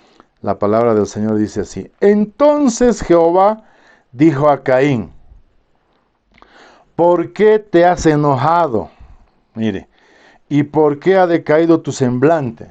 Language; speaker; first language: Spanish; native; Spanish